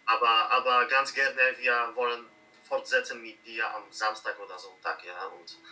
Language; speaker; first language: German; non-native, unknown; Polish